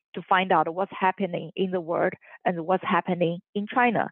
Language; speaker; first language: English; non-native, fluent; Chinese